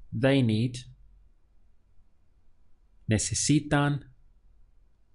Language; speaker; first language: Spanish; non-native, fluent; English